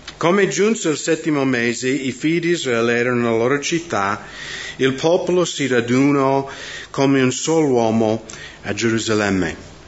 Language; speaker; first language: Italian; non-native, fluent; English